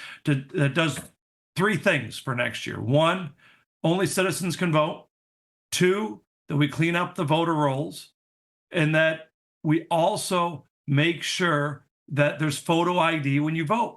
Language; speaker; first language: English; native; English